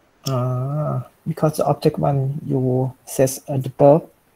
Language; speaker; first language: English; non-native, learner; Thai